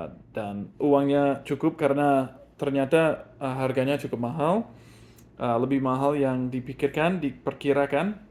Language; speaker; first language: Indonesian; non-native, fluent; English